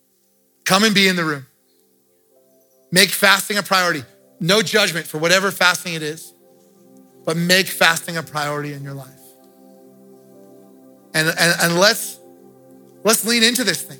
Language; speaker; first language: English; native; English